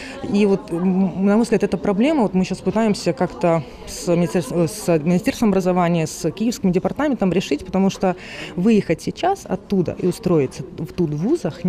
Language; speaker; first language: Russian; native; Russian